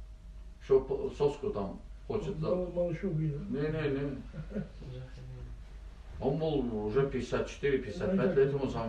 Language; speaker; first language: Russian; non-native, learner; Azerbaijani